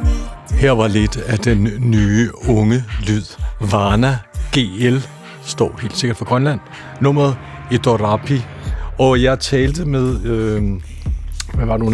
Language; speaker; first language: Danish; native; Danish